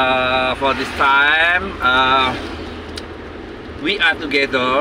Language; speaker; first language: English; non-native, learner; Indonesian